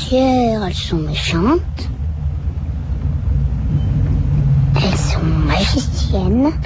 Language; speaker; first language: French; early bilingual, other home language; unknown